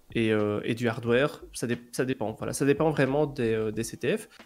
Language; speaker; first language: French; native; French